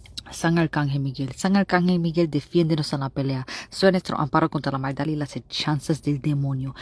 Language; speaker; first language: Spanish; early bilingual, heritage; Spanish